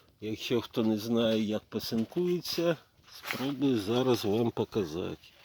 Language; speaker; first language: Ukrainian; native; Ukrainian